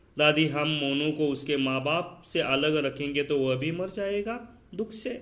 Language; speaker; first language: Hindi; non-native, local second language; Marathi